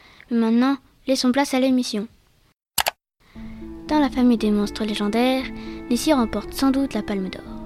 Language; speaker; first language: French; native; French